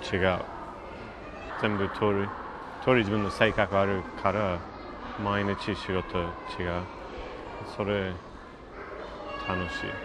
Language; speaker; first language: Japanese; non-native, learner; English